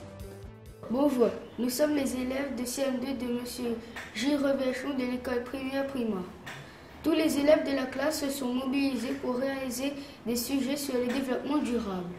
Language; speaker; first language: French; native; French